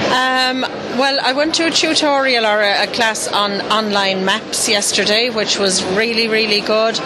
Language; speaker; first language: English; native; English